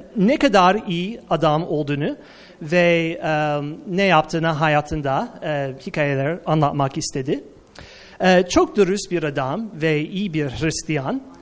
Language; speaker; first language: Turkish; non-native, fluent; English